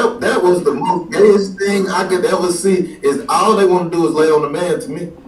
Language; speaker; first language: English; native; English